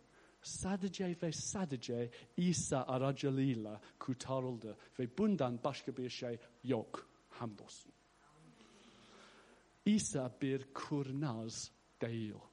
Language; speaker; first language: Turkish; non-native, fluent; English